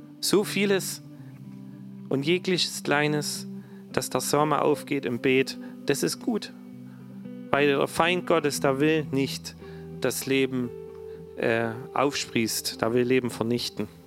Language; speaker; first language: German; native; German